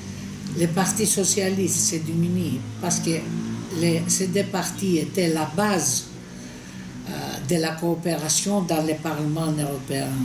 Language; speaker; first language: French; non-native, fluent; Greek